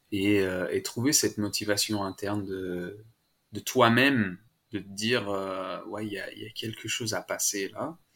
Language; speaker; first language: French; native; French